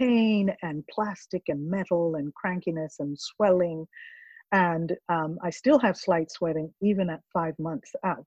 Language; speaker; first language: English; non-native, local second language; Ganda